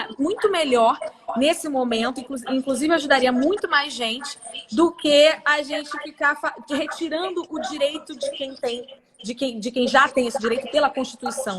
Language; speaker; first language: Portuguese; native; Portuguese